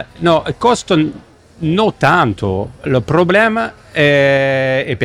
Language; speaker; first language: Italian; non-native, learner; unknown